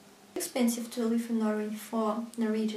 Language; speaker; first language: English; non-native, learner; Russian